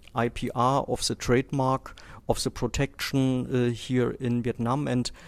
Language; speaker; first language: English; non-native, fluent; German